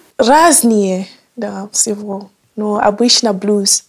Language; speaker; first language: Russian; non-native, learner; English